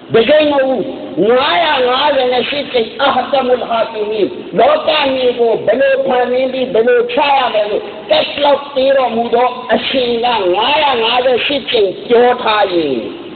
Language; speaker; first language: Burmese; non-native, local second language; Rohingya